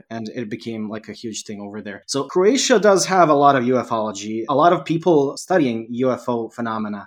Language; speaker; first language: English; non-native, fluent; Serbian